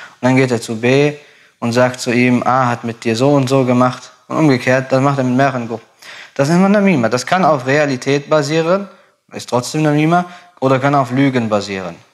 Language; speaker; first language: German; non-native, fluent; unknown